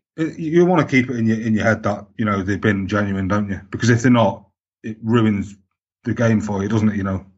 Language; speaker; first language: English; native; English